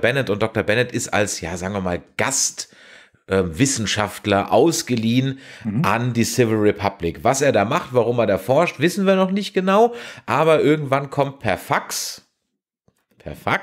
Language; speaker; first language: German; native; German